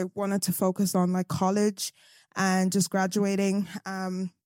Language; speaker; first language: English; native; English